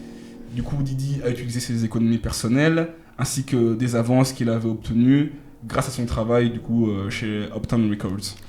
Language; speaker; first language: French; native; French